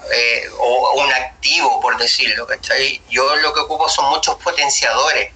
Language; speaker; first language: Spanish; native; Spanish